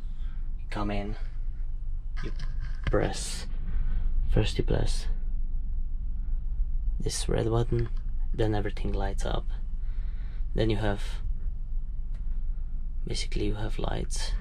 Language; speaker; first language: English; non-native, fluent; French